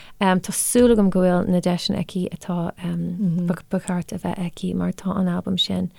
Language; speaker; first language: Irish; non-native, local second language; English